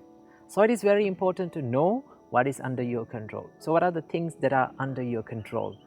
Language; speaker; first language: English; non-native, local second language; Sinhala